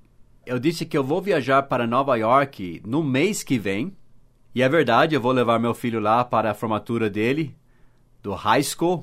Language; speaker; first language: Portuguese; non-native, fluent; English